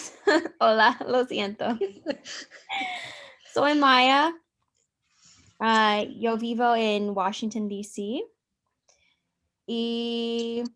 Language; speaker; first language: Spanish; non-native, learner; English